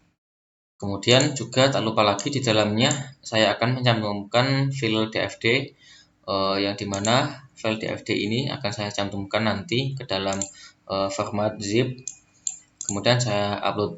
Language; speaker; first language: Indonesian; native; Indonesian